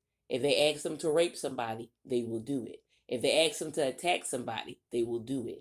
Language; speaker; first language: English; native; English